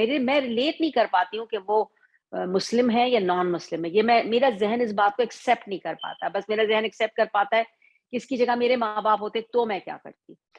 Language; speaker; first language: Urdu; native; Urdu